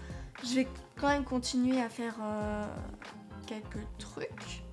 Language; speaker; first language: French; native; French